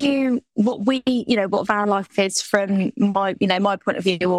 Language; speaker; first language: English; native; English